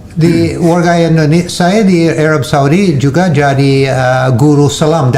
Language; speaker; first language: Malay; non-native, fluent; English